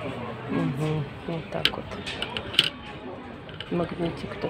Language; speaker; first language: Russian; native; Russian